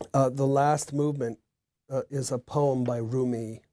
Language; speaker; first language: English; native; English